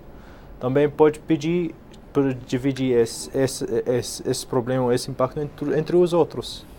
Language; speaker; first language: Portuguese; non-native, fluent; Arabic